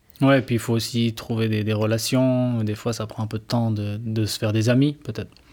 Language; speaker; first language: French; native; French